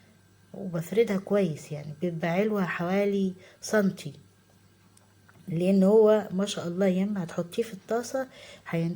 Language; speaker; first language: Arabic; native; Arabic